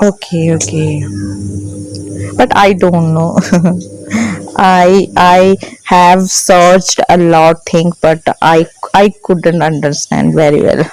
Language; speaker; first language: English; non-native, learner; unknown